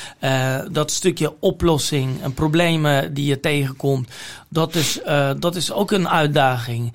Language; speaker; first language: Dutch; non-native, fluent; Polish